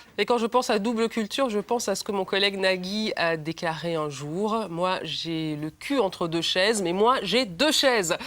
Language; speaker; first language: French; native; French